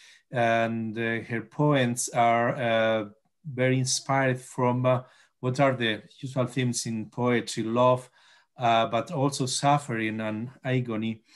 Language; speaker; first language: English; non-native, fluent; Spanish